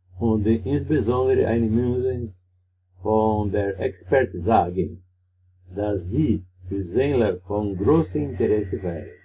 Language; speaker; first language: German; non-native, learner; Portuguese